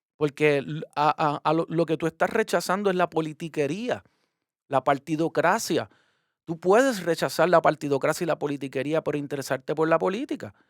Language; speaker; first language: Spanish; native; Spanish